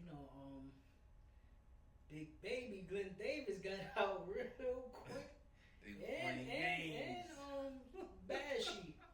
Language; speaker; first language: English; native; English